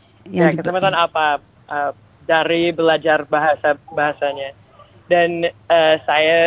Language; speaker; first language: Indonesian; non-native, fluent; English